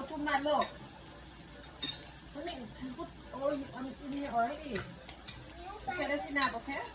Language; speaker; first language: English; non-native, learner; Lao